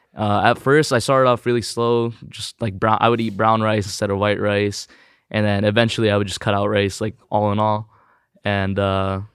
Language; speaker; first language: English; early bilingual, other home language; Filipino